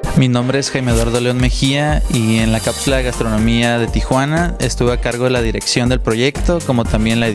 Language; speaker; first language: Spanish; native; Spanish